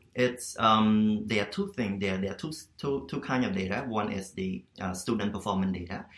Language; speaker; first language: English; non-native, fluent; Khmer